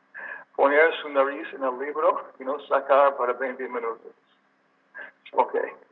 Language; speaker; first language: Spanish; non-native, learner; English